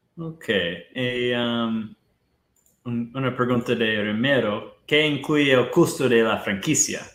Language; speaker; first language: Spanish; non-native, fluent; Portuguese